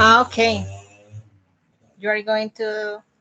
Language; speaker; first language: English; non-native, learner; Spanish